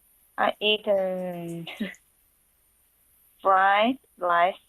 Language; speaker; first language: English; non-native, learner; Chinese